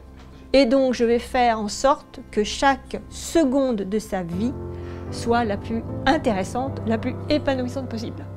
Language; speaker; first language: French; native; French